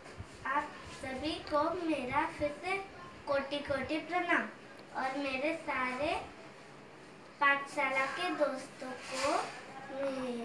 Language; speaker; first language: Hindi; non-native, local second language; Marathi